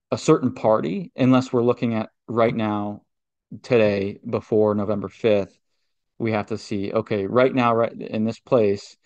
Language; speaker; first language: English; native; English